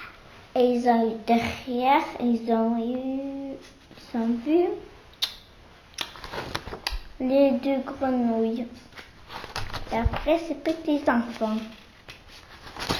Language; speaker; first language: French; non-native, learner; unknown